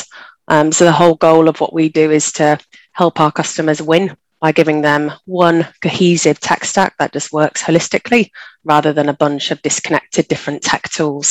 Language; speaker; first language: English; native; English